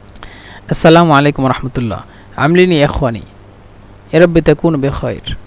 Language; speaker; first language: Arabic; non-native, fluent; Bangla